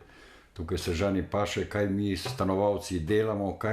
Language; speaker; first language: Slovenian; native; Slovenian